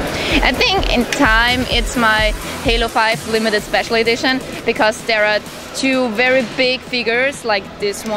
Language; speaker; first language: English; non-native, fluent; German